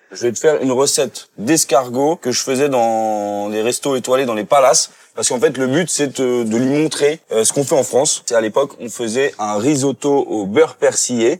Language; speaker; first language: French; native; French